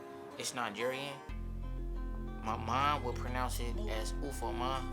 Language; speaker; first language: English; early bilingual, other home language; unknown